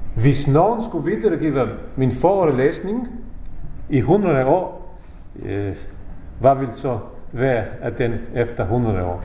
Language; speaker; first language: Danish; non-native, fluent; Bosnian